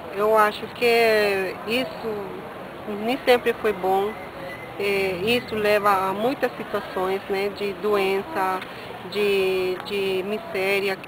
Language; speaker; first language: Portuguese; non-native, fluent; Spanish